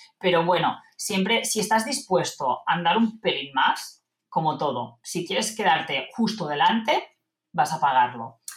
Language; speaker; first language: Spanish; non-native, local second language; Catalan